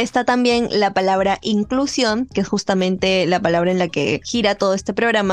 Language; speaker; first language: Spanish; native; Spanish